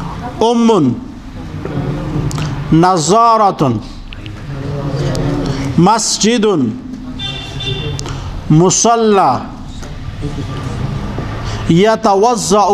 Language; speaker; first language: Arabic; non-native, fluent; Urdu